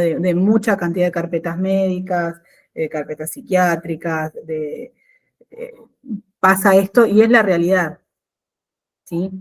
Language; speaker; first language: Spanish; native; Spanish